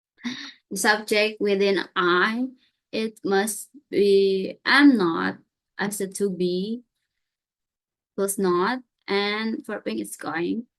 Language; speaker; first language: English; non-native, learner; Indonesian